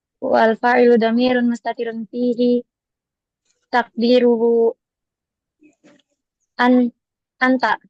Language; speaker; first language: Arabic; non-native, learner; Indonesian